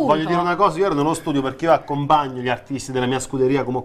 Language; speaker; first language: Italian; native; Italian